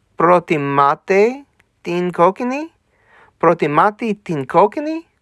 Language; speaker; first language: Greek; non-native, learner; English